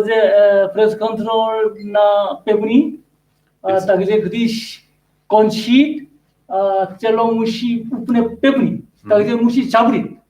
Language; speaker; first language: Czech; non-native, learner; Korean